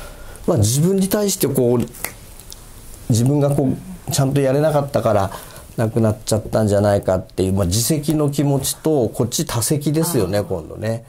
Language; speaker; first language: Japanese; native; Japanese